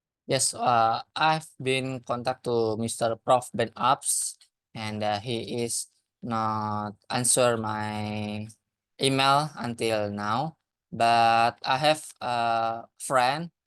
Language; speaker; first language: English; non-native, learner; Indonesian